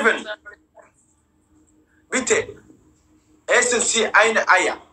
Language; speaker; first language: German; non-native, learner; Somali